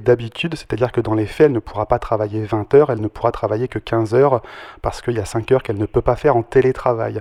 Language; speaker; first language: French; native; French